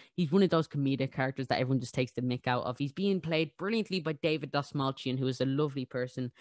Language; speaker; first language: English; native; English